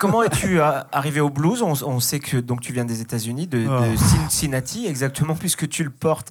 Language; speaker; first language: French; native; French